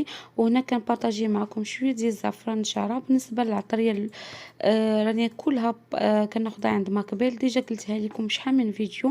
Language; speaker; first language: Arabic; native; Arabic